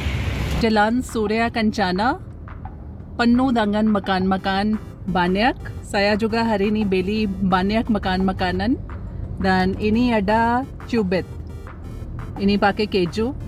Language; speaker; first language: Indonesian; non-native, learner; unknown